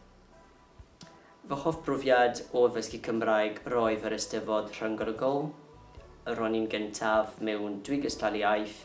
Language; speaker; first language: Welsh; non-native, learner; English